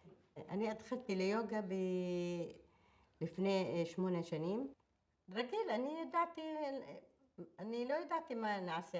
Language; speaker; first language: Hebrew; non-native, local second language; Arabic